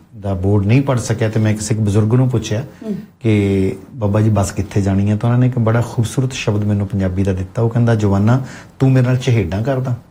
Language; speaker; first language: Punjabi; non-native, local second language; Hindi